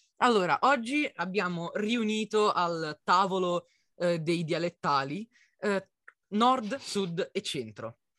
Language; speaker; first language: Italian; native; Italian